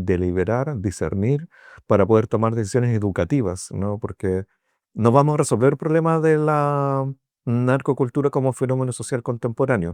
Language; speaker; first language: Spanish; native; Spanish